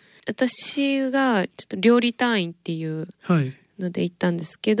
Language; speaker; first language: Japanese; native; Japanese